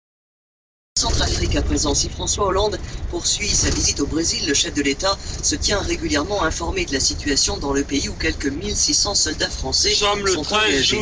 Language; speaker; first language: French; native; French